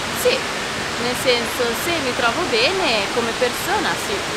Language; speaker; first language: Italian; native; Italian